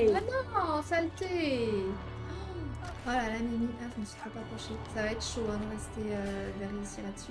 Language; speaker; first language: French; native; French